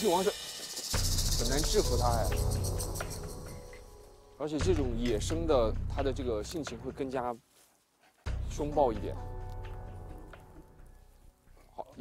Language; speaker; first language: Chinese; native; Chinese